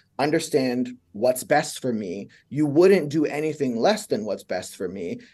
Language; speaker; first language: English; native; English